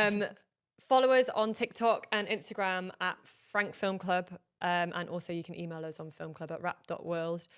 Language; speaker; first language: English; native; English